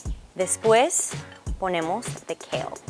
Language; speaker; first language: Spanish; early bilingual, heritage; English